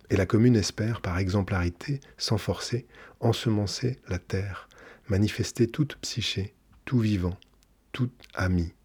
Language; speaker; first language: French; native; French